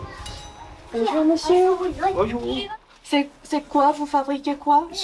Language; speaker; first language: French; non-native, learner; Korean